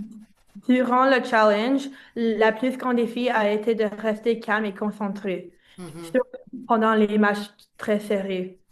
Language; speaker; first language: French; non-native, learner; English